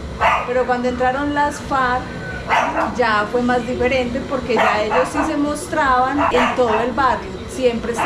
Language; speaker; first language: Spanish; native; Spanish